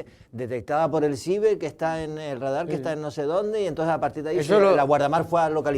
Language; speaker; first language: Spanish; native; Spanish